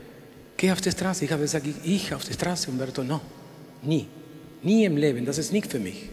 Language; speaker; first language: German; non-native, learner; Spanish